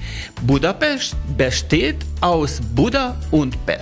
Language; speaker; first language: German; non-native, learner; Hungarian